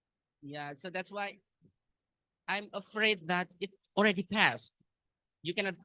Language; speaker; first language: English; non-native, learner; Indonesian